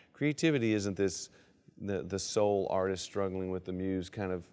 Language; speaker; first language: English; native; English